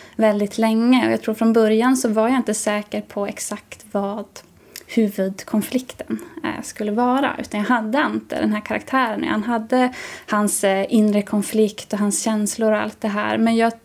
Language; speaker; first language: Swedish; native; Swedish